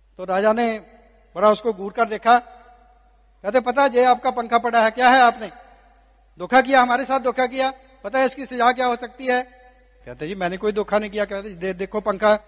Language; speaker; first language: Hindi; non-native, local second language; Punjabi